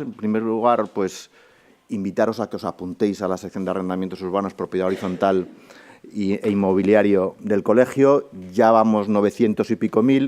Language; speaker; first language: Spanish; native; Spanish